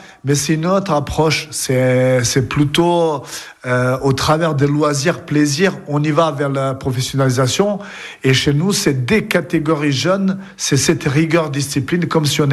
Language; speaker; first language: French; non-native, fluent; Serbian